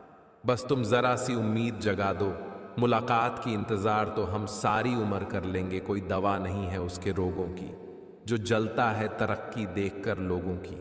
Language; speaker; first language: Hindi; native; Hindi